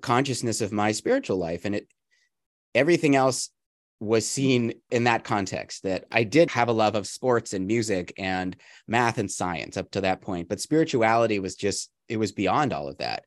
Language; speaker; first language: English; native; English